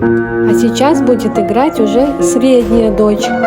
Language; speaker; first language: Russian; native; Russian